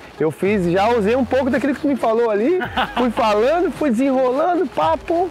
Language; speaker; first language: Portuguese; native; Portuguese